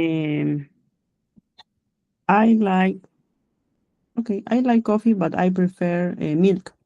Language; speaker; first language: English; non-native, learner; Spanish